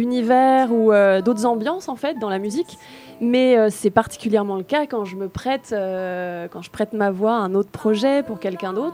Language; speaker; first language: French; native; French